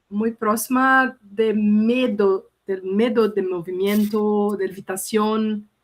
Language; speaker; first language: Spanish; non-native, learner; Portuguese